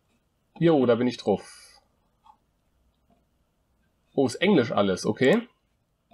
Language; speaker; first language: German; native; German